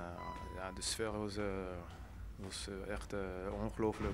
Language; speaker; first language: Dutch; non-native, fluent; French